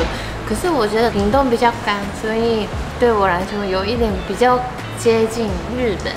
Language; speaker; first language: Chinese; non-native, fluent; Japanese